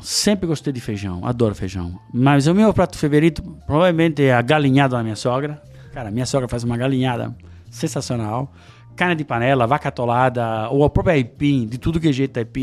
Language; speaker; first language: Portuguese; non-native, fluent; Italian